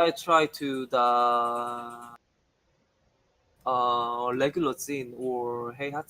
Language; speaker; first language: English; non-native, learner; Korean